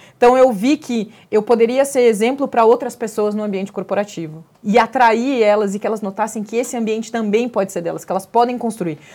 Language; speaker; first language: Portuguese; native; Portuguese